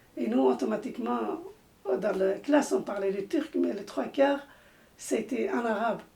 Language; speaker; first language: French; non-native, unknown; Arabic